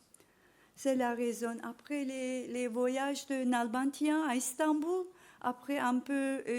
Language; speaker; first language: French; non-native, learner; Turkish